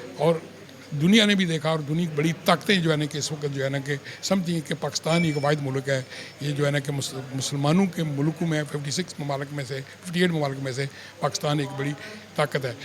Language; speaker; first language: Urdu; non-native, local second language; Punjabi